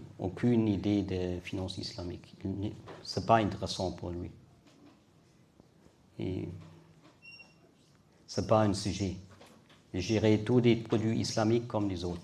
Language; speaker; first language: French; non-native, learner; German